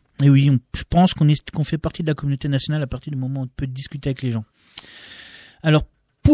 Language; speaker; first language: French; native; French